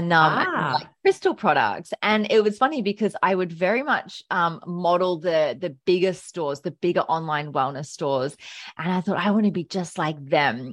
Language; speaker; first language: English; native; English